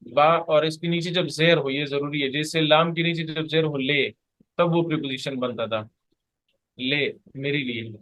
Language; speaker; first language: Urdu; native; Urdu